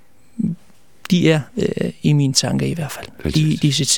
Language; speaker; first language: Danish; early bilingual, other home language; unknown